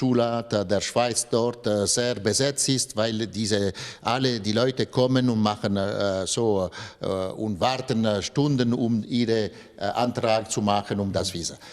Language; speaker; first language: German; non-native, local second language; French